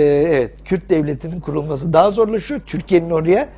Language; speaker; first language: Turkish; early bilingual, other home language; English